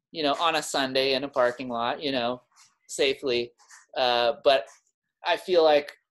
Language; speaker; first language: English; native; English